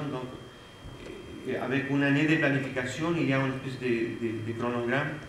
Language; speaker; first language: French; non-native, fluent; Spanish